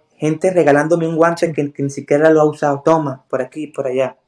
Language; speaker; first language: Spanish; native; Spanish